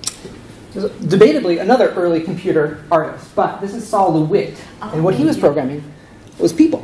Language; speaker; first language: English; native; English